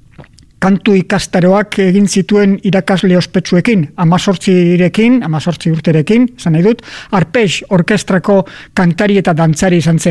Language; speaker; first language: Basque; native; Basque